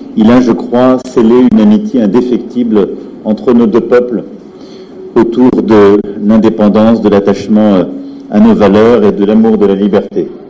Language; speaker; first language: French; native; French